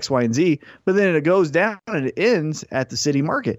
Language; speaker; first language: English; native; English